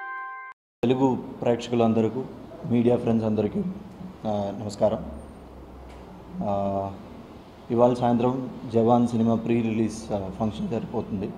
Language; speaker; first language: Telugu; non-native, learner; Tamil